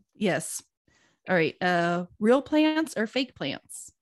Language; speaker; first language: English; native; English